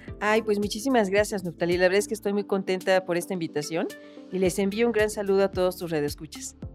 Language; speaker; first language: Spanish; native; Spanish